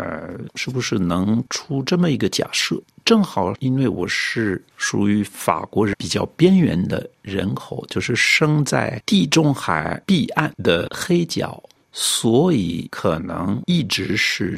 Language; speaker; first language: Chinese; non-native, fluent; French